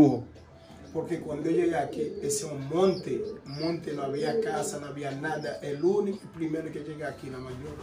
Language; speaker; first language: Spanish; non-native, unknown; Haitian Creole